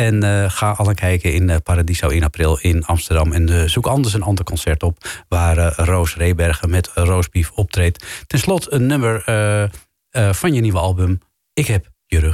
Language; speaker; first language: Dutch; native; Dutch